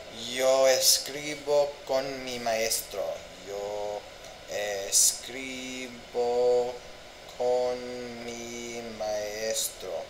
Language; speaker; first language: Spanish; non-native, learner; English